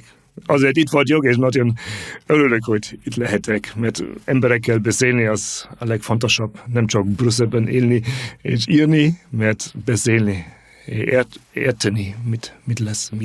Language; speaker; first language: Hungarian; non-native, fluent; German